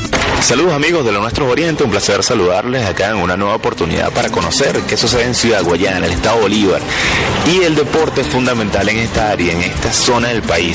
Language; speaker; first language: Spanish; native; Spanish